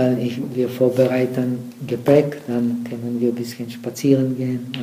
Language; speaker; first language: German; non-native, fluent; Czech